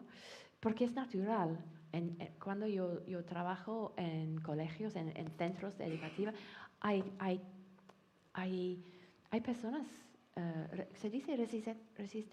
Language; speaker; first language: Spanish; non-native, fluent; English